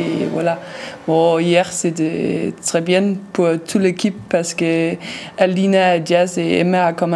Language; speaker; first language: French; non-native, learner; Danish